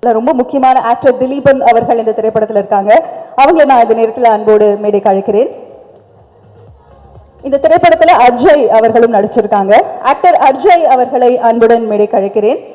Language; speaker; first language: Tamil; native; Tamil